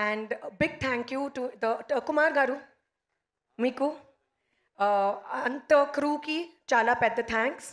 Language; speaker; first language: Telugu; non-native, learner; Hindi